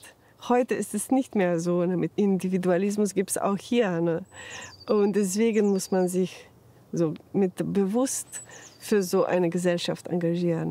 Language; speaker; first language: German; non-native, fluent; Slovenian